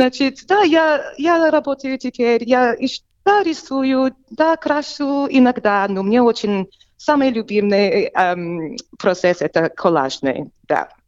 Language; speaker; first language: Russian; early bilingual, heritage; English